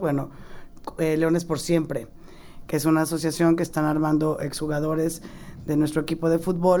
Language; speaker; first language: Spanish; native; Spanish